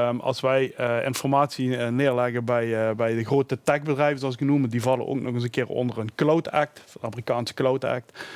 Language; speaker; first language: Dutch; native; Dutch